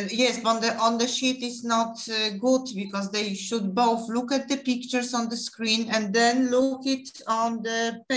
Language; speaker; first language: English; non-native, fluent; Polish